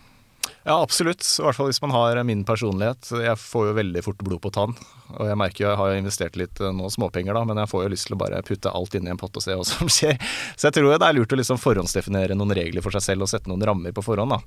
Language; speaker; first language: Norwegian; native; Norwegian